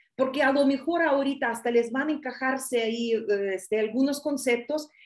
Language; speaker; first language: Spanish; non-native, fluent; Russian